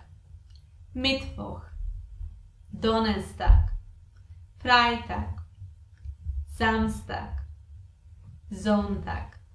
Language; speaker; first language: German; non-native, fluent; Polish